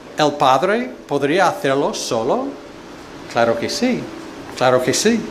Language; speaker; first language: Spanish; non-native, fluent; English